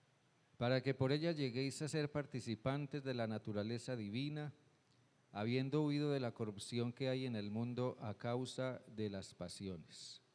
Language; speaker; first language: Spanish; native; Spanish